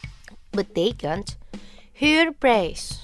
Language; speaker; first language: Dutch; non-native, fluent; Indonesian